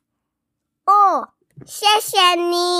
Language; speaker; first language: Chinese; early bilingual, heritage; English